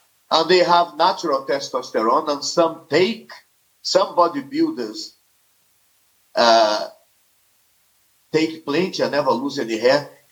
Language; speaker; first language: English; non-native, fluent; Portuguese